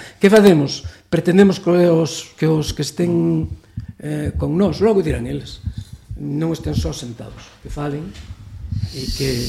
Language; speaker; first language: Galician; non-native, local second language; Spanish